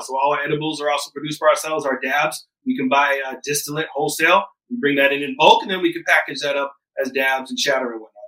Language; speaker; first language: English; native; English